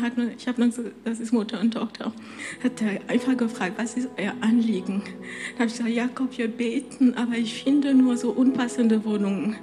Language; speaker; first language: German; non-native, fluent; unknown